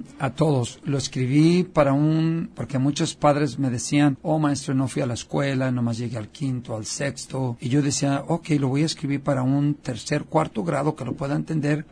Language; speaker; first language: Spanish; early bilingual, heritage; Spanish